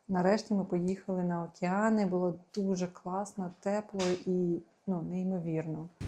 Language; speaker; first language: Ukrainian; non-native, local second language; Russian